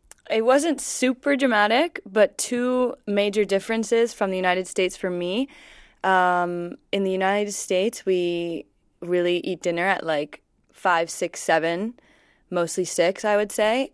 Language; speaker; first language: English; native; English